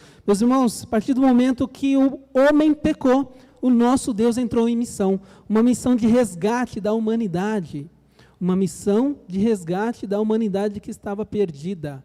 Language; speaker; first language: Portuguese; native; Portuguese